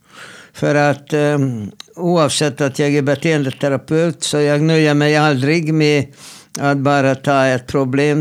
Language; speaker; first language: Swedish; non-native, fluent; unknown